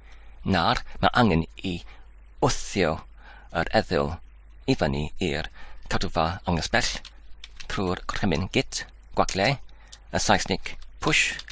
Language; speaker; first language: Welsh; non-native, learner; English